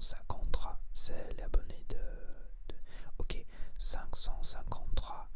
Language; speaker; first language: French; non-native, learner; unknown